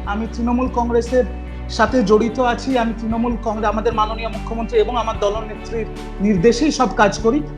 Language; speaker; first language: Bangla; native; Bangla